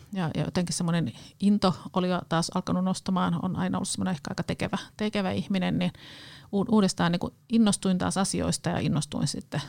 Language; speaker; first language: Finnish; native; Finnish